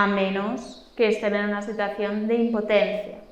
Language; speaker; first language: Spanish; native; Spanish